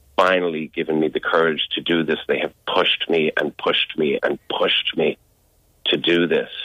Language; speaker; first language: English; native; English